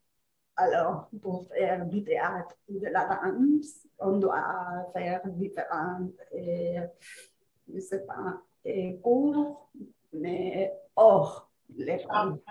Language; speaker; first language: French; non-native, fluent; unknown